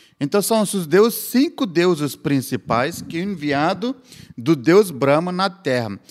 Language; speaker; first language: Portuguese; non-native, fluent; Hindi